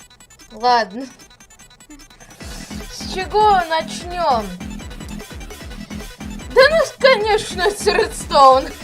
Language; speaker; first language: Russian; native; Russian